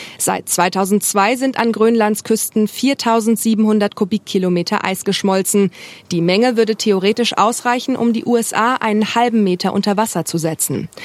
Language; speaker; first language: German; native; German